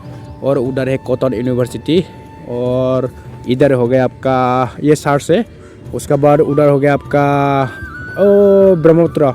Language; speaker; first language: Hindi; non-native, local second language; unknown